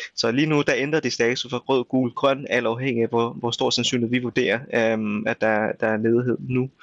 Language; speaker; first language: Danish; early bilingual, other home language; Vietnamese